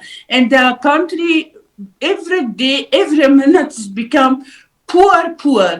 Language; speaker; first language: English; non-native, learner; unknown